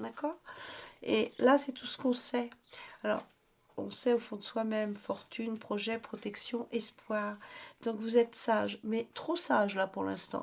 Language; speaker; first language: French; native; French